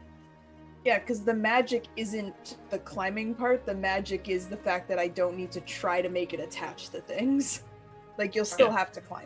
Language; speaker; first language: English; native; English